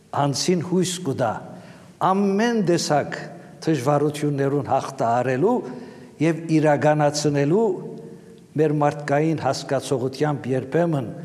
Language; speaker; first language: Armenian; native; Armenian